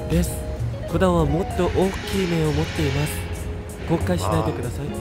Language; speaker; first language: Japanese; non-native, fluent; Korean